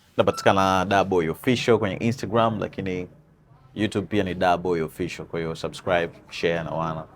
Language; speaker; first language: Swahili; native; Swahili